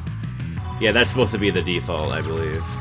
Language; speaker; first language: English; native; English